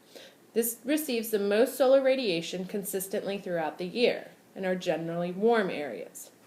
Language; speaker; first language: English; native; English